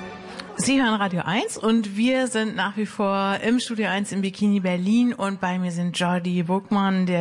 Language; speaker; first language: German; native; German